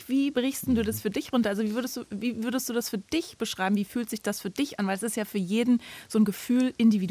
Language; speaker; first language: German; native; German